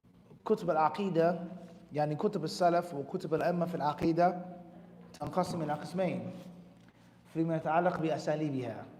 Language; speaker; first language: Arabic; non-native, fluent; English